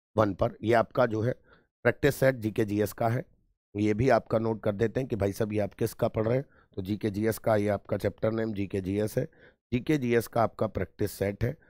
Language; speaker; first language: Hindi; native; Hindi